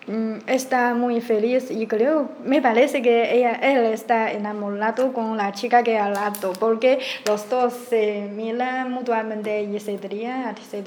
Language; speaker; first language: Spanish; non-native, learner; Chinese